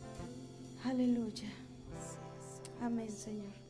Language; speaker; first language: Spanish; native; Spanish